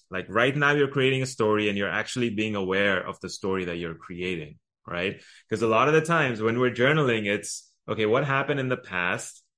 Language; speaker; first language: English; early bilingual, other home language; Arabic